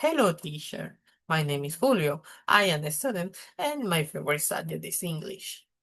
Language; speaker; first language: English; non-native, fluent; Spanish